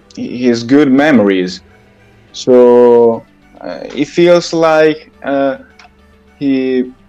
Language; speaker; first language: English; non-native, learner; Italian